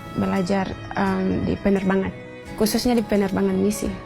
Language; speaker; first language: Indonesian; non-native, local second language; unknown